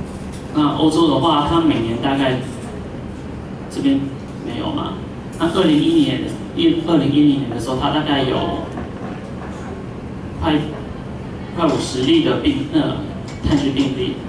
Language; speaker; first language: Chinese; native; Chinese